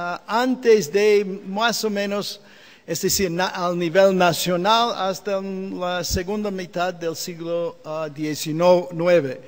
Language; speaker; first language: Spanish; non-native, fluent; English